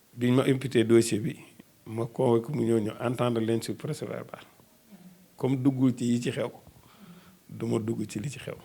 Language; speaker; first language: Wolof; native; Wolof